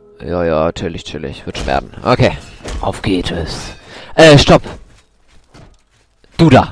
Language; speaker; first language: German; native; German